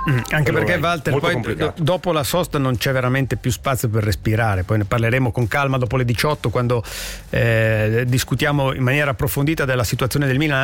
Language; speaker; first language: Italian; native; Italian